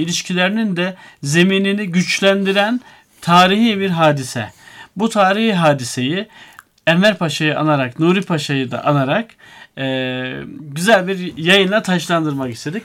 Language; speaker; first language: Turkish; native; Turkish